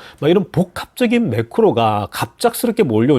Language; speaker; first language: Korean; native; Korean